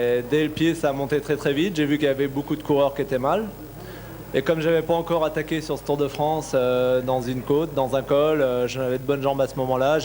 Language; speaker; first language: French; native; French